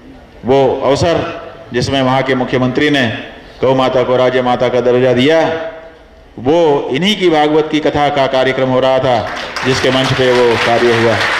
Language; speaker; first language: Hindi; native; Hindi